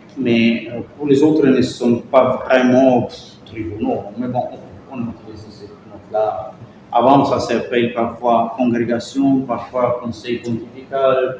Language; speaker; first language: French; non-native, fluent; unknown